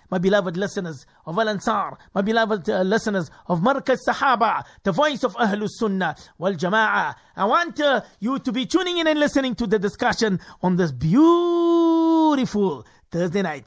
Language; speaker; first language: English; native; English